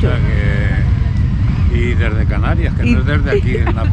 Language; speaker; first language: Spanish; native; Spanish